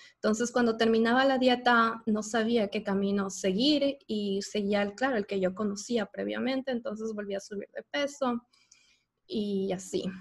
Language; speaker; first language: Spanish; native; Spanish